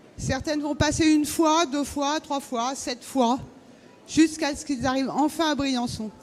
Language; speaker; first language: French; native; French